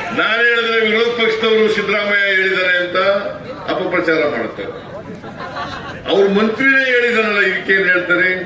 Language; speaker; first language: Kannada; native; Kannada